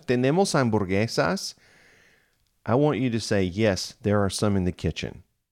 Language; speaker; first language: English; native; English